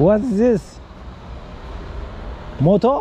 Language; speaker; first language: English; non-native, learner; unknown